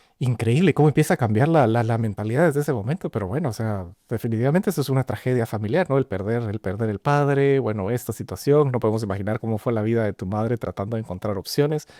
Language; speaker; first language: Spanish; native; Spanish